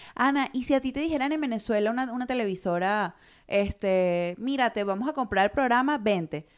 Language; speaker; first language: Spanish; native; Spanish